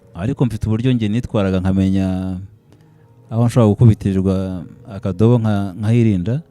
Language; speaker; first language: Kinyarwanda; early bilingual, heritage; Kinyarwanda